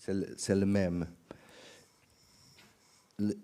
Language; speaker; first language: French; non-native, learner; Portuguese